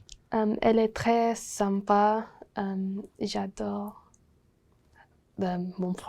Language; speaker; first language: French; non-native, learner; English